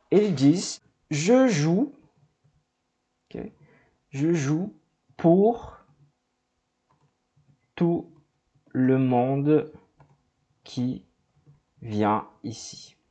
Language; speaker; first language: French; non-native, fluent; Portuguese